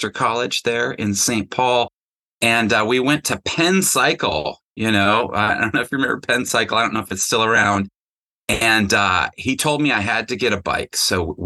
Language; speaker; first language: English; native; English